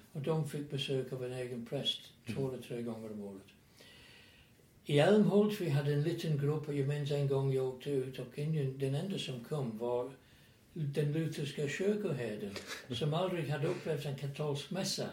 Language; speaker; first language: Swedish; non-native, fluent; English